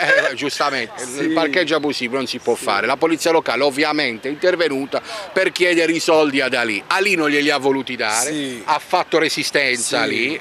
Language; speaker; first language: Italian; native; Italian